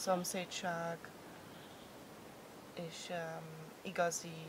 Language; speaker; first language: Hungarian; non-native, learner; German